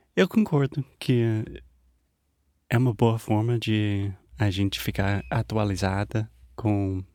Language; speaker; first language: Portuguese; non-native, fluent; English